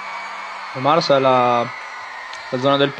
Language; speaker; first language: Italian; native; Italian